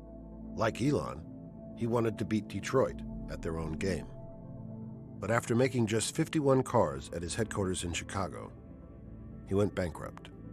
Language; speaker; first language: English; native; English